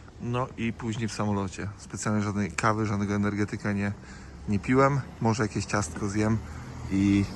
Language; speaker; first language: Polish; native; Polish